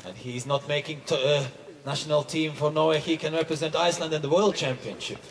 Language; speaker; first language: English; non-native, fluent; Latvian